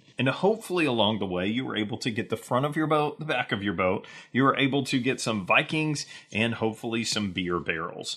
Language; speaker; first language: English; native; English